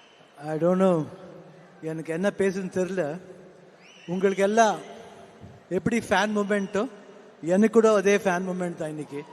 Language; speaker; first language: Tamil; non-native, local second language; Kannada